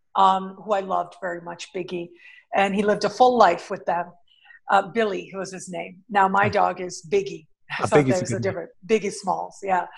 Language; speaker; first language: English; native; English